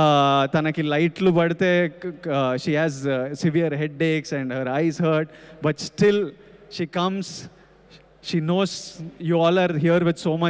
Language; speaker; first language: Telugu; native; Telugu